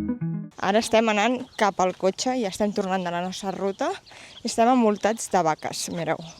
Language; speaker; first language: Catalan; native; Catalan